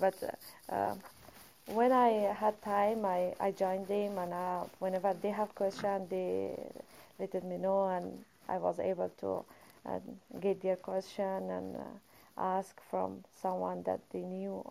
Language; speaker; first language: English; non-native, fluent; Persian